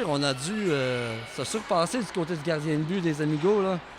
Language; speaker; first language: French; native; French